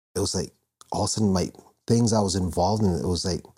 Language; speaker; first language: English; native; English